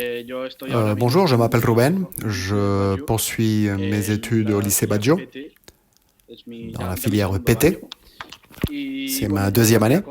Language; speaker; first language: French; non-native, fluent; Spanish